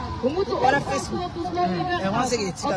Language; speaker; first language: Dutch; early bilingual, other home language; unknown